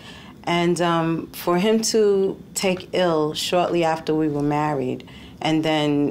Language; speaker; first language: English; native; English